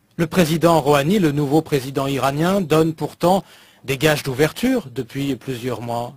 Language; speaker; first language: French; native; French